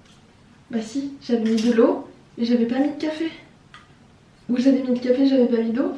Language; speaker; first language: French; native; French